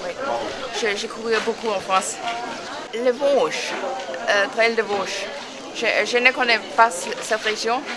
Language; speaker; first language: French; non-native, learner; English